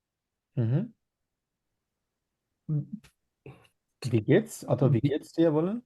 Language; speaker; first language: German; non-native, fluent; Bangla